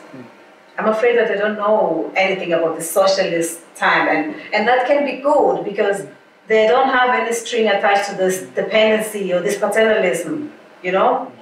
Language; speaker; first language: English; non-native, fluent; Portuguese